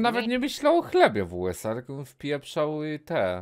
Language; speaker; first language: Polish; native; Polish